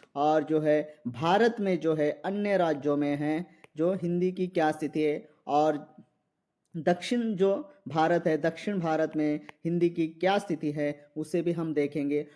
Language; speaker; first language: Hindi; non-native, local second language; Marathi